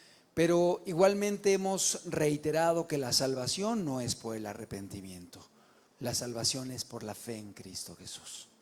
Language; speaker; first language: Spanish; native; Spanish